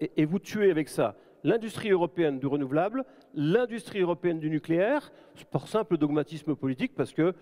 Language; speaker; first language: French; native; French